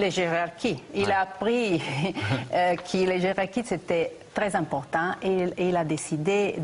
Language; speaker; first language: French; non-native, fluent; Italian